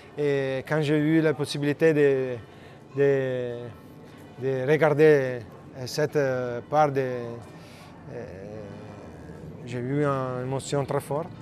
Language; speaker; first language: French; non-native, learner; Italian